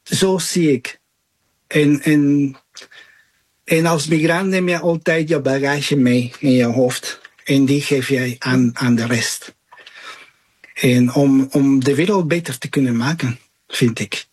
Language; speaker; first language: Dutch; early bilingual, other home language; Spanish